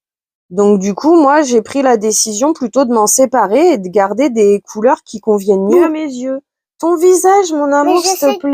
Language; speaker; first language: French; native; French